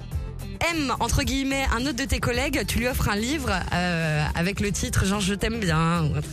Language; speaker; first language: French; native; French